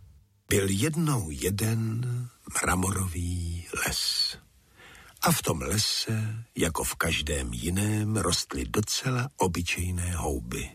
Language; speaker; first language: Czech; native; Czech